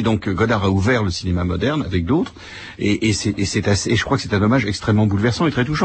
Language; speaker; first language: French; native; French